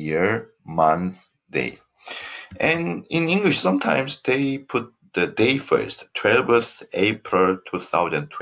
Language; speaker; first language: English; non-native, fluent; Korean